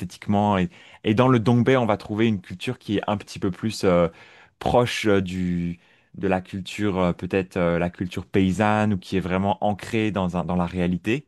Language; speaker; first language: French; native; French